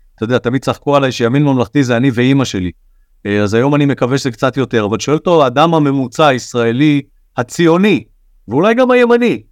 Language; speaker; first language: Hebrew; native; Hebrew